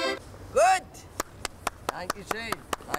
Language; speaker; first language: German; non-native, learner; Bulgarian